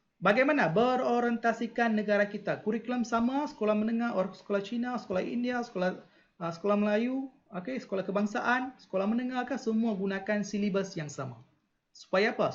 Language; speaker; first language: Malay; non-native, local second language; Tamil